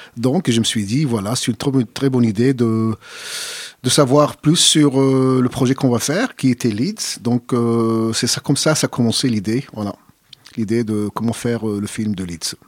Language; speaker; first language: French; non-native, fluent; Arabic